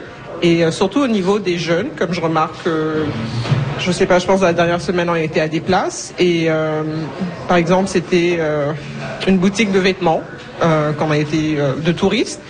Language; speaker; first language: French; native; French